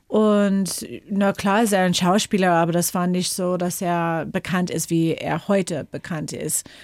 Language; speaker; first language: German; non-native, fluent; English